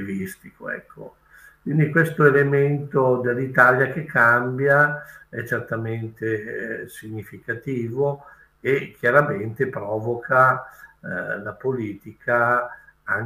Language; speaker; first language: Italian; native; Italian